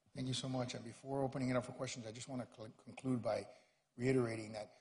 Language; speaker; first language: English; early bilingual, other home language; Spanish